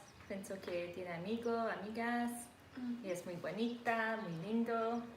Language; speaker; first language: Spanish; non-native, learner; English